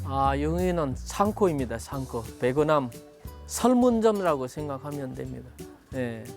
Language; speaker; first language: Korean; non-native, fluent; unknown